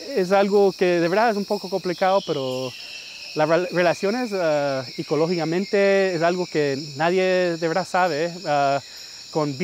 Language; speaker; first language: Spanish; early bilingual, heritage; English